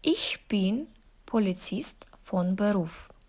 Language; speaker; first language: German; non-native, learner; Ukrainian